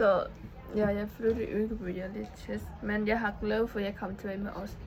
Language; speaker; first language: Danish; non-native, learner; Vietnamese